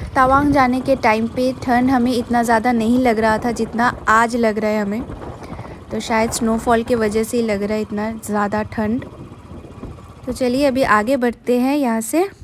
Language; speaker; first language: Hindi; non-native, local second language; Bangla